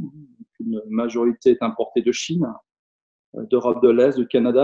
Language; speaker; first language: French; native; French